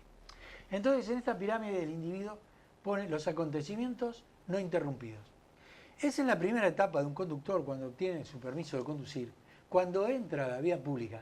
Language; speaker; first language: Spanish; native; Spanish